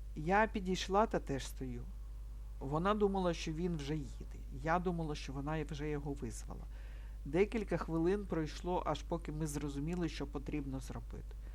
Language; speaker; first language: Ukrainian; non-native, local second language; Russian